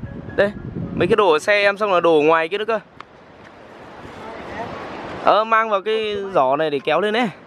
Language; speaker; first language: Vietnamese; native; Vietnamese